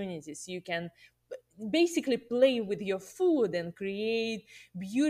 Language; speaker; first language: English; non-native, fluent; Russian